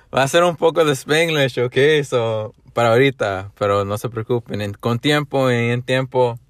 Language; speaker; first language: Spanish; early bilingual, other home language; English